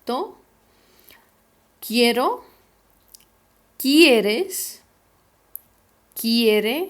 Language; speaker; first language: Spanish; non-native, fluent; Hindi